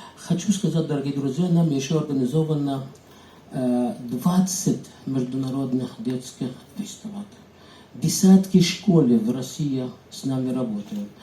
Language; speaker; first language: Russian; non-native, fluent; Arabic